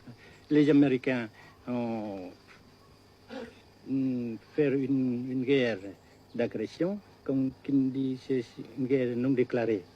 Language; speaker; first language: French; non-native, fluent; Vietnamese